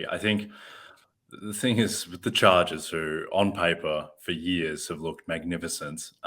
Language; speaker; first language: English; native; English